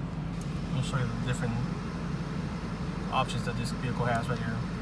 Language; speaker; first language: English; native; English